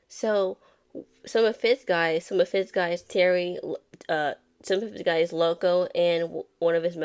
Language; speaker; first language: English; native; English